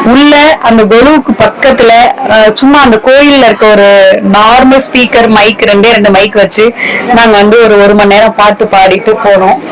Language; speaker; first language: Tamil; native; Tamil